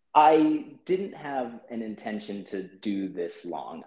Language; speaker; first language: English; early bilingual, other home language; Filipino